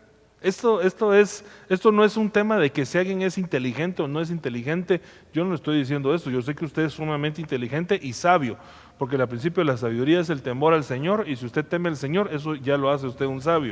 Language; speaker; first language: Spanish; native; Spanish